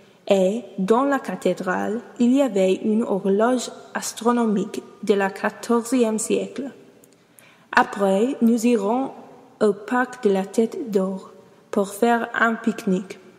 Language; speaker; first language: French; non-native, learner; English